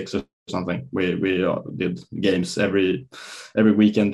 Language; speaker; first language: English; non-native, fluent; Swedish